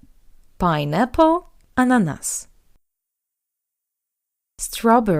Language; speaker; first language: English; non-native, fluent; Russian